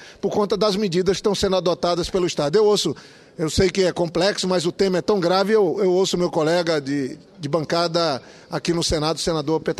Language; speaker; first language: Portuguese; native; Portuguese